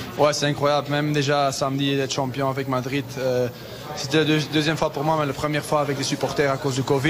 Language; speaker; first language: French; non-native, fluent; Dutch